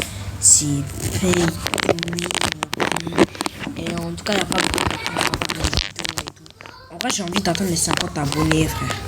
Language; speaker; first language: French; native; French